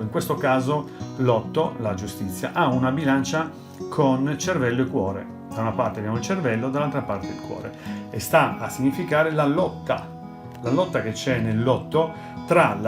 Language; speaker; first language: Italian; native; Italian